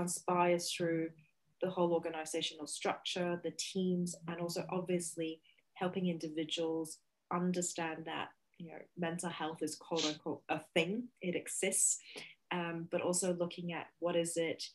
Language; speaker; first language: English; non-native, local second language; Cantonese